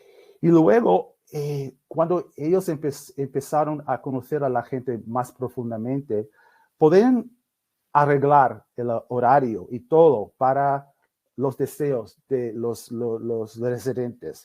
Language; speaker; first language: Spanish; non-native, fluent; English